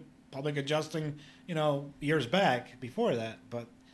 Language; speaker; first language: English; non-native, fluent; Polish